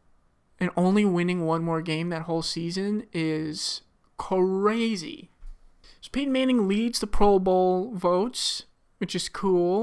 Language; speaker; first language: English; native; English